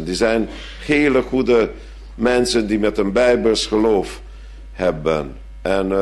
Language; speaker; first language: Dutch; non-native, fluent; Hungarian